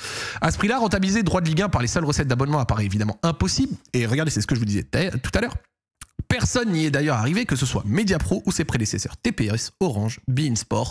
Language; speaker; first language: French; native; French